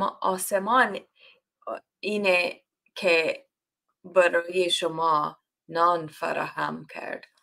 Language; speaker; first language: Persian; non-native, learner; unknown